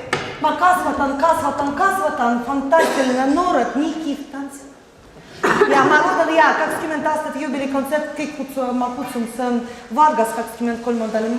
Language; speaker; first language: Estonian; non-native, learner; Russian